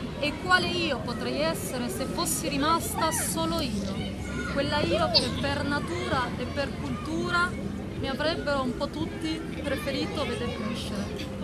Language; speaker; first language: Italian; early bilingual, other home language; Arabic